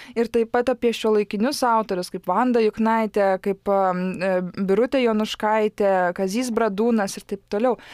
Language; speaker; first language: Lithuanian; native; Lithuanian